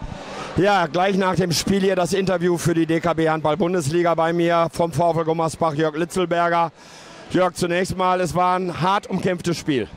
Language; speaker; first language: German; native; German